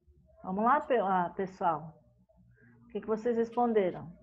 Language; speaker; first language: Portuguese; native; Portuguese